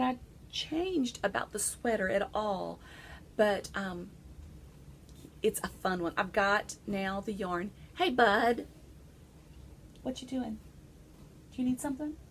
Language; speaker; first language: English; native; English